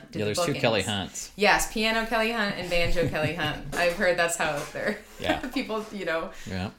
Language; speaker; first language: English; native; English